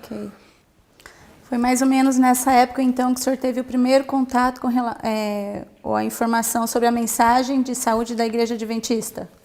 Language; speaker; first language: Portuguese; native; Portuguese